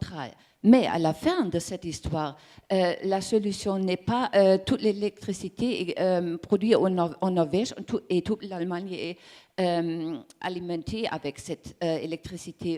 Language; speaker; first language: French; non-native, learner; German